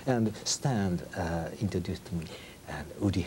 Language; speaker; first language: English; non-native, learner; Japanese